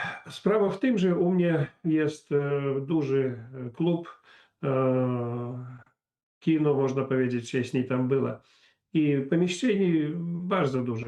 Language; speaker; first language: Polish; non-native, learner; Belarusian